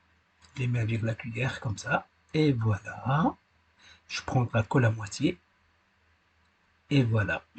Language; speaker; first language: French; non-native, learner; Arabic